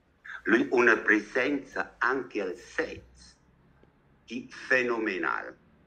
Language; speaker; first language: Italian; non-native, learner; German